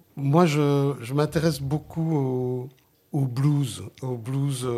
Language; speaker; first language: French; non-native, fluent; Sicilian